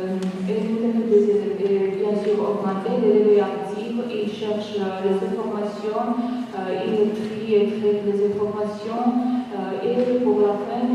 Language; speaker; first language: French; non-native, fluent; Georgian